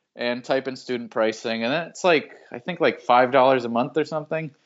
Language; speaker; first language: English; native; English